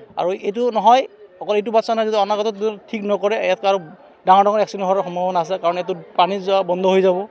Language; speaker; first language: Assamese; native; Assamese